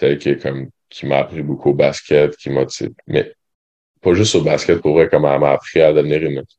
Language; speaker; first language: French; native; French